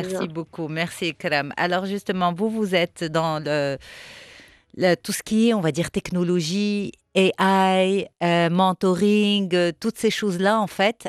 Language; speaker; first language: French; non-native, local second language; Arabic